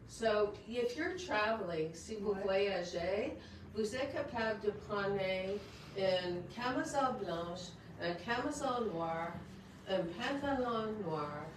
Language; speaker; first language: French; non-native, local second language; English